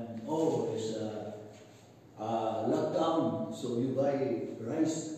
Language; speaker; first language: English; non-native, learner; Korean